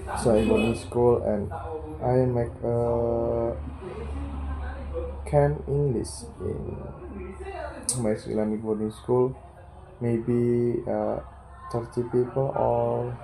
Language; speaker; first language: English; non-native, learner; Indonesian